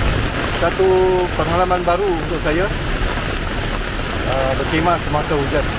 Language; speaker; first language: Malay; non-native, local second language; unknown